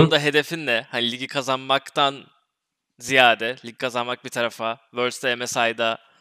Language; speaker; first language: Turkish; native; Turkish